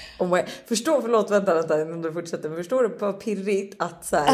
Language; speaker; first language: Swedish; native; Swedish